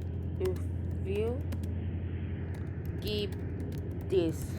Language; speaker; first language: English; non-native, learner; Telugu